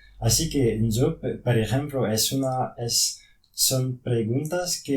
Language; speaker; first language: Spanish; non-native, fluent; French